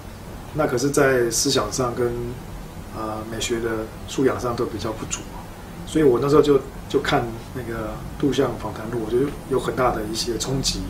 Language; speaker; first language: Chinese; native; Chinese